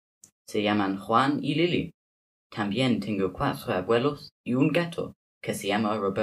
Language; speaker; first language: Spanish; non-native, learner; English